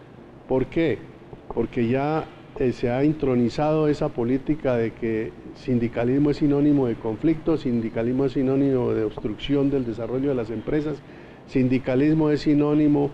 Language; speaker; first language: Spanish; native; Spanish